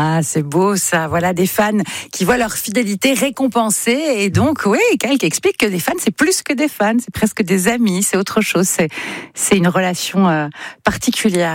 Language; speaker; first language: French; native; French